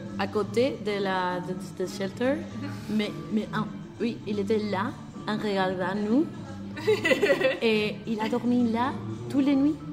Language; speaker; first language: French; non-native, learner; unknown